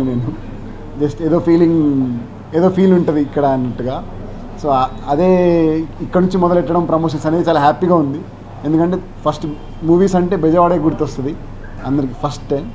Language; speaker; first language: Telugu; native; Telugu